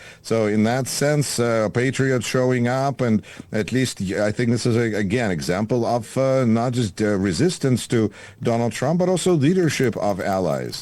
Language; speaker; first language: English; non-native, fluent; Russian